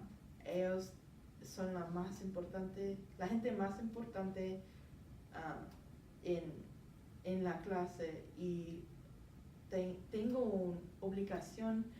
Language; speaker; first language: Spanish; non-native, learner; English